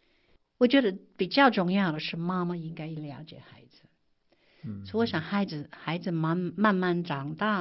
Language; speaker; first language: Chinese; non-native, fluent; English